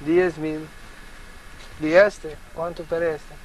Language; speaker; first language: Spanish; non-native, learner; English